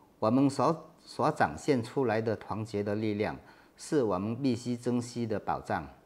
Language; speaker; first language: Chinese; native; Chinese